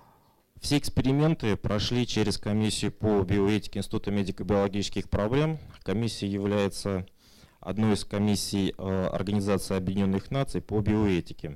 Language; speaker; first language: Russian; native; Russian